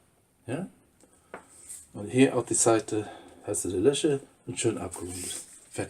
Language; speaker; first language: German; non-native, fluent; English